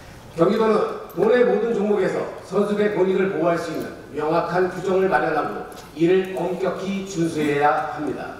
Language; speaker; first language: Korean; native; Korean